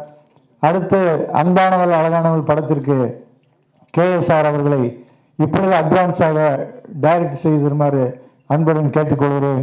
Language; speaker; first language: Tamil; native; Tamil